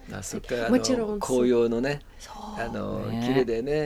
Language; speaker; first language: Japanese; native; Japanese